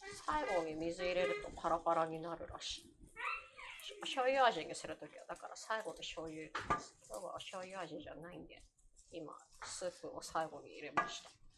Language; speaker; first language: Japanese; native; Japanese